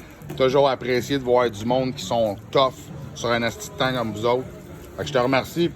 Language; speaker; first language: French; native; French